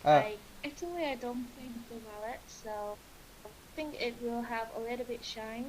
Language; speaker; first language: English; non-native, learner; Vietnamese